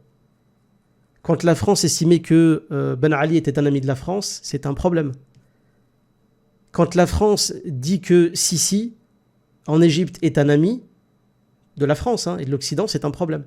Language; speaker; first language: French; native; French